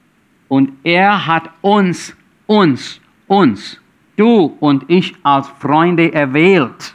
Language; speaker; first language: German; non-native, fluent; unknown